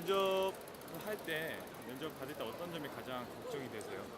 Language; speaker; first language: Korean; native; Korean